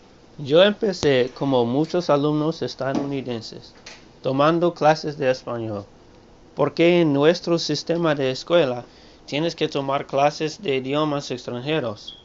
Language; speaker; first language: Spanish; non-native, learner; English